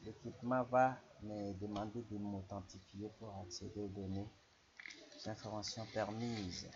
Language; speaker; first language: French; non-native, local second language; Lingala